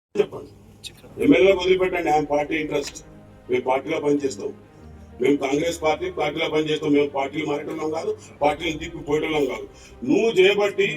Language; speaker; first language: Telugu; non-native, local second language; Lambadi